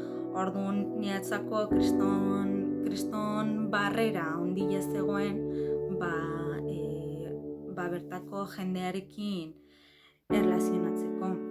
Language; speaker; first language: Basque; non-native, fluent; Arabic